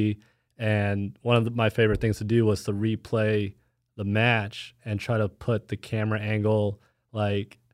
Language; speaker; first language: English; native; English